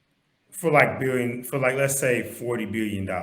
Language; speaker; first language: English; native; English